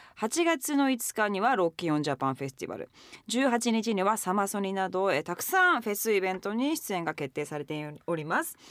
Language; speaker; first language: Japanese; native; Japanese